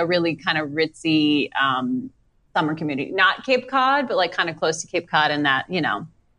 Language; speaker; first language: English; native; English